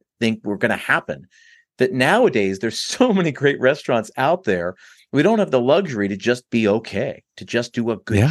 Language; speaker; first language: English; native; English